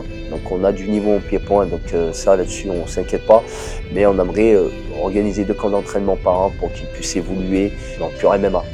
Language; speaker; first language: French; native; French